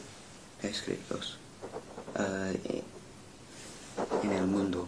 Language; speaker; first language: Spanish; non-native, learner; English